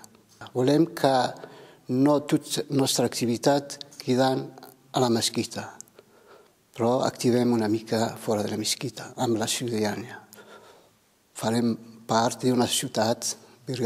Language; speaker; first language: Catalan; non-native, fluent; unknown